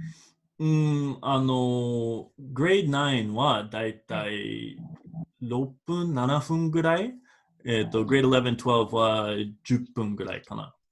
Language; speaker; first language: Japanese; non-native, fluent; English